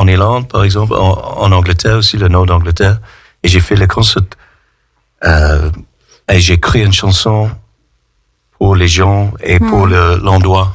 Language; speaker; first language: French; non-native, fluent; English